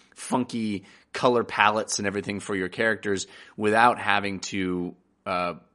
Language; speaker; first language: English; native; English